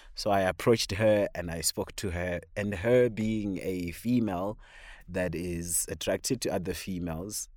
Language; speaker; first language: English; non-native, local second language; Shona